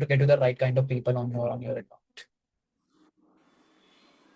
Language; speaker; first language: English; non-native, local second language; Hindi